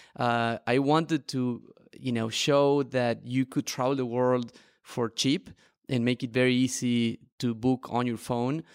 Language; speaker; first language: English; non-native, fluent; Spanish